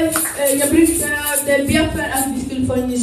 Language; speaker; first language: Swedish; early bilingual, other home language; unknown